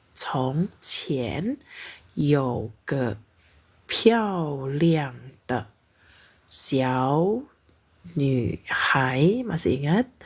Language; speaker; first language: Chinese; non-native, fluent; Indonesian